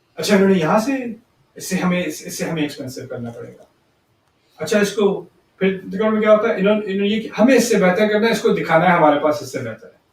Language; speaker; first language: Urdu; early bilingual, heritage; Urdu